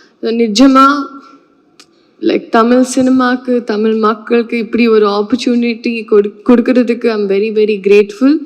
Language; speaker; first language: Tamil; non-native, learner; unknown